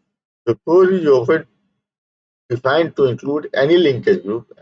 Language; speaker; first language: English; non-native, local second language; Hindi